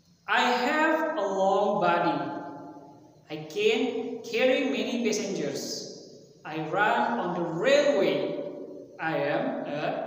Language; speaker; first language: English; non-native, fluent; Indonesian